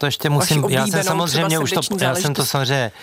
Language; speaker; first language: Czech; native; Czech